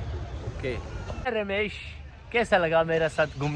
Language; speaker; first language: Hindi; non-native, local second language; Kashmiri